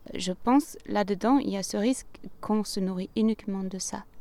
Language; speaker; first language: French; non-native, fluent; German